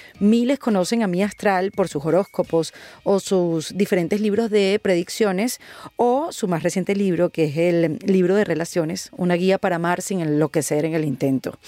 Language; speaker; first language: Spanish; native; Spanish